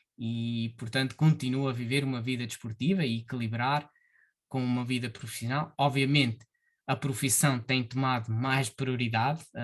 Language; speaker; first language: Portuguese; early bilingual, heritage; Portuguese